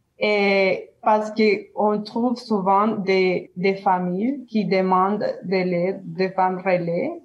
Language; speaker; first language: French; non-native, learner; Spanish